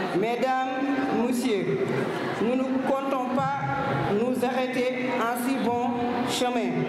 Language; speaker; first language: French; non-native, local second language; Fula